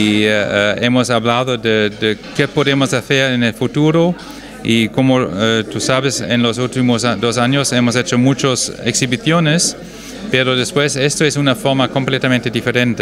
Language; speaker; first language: Spanish; non-native, fluent; German